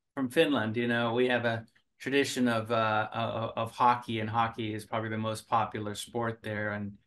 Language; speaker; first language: English; early bilingual, other home language; Finnish